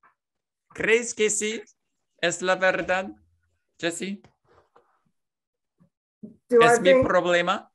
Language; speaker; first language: Spanish; non-native, learner; English